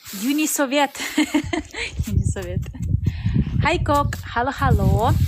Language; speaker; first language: Indonesian; non-native, learner; Russian